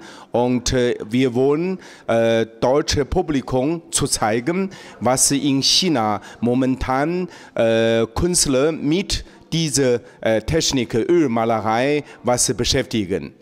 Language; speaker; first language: German; non-native, learner; Chinese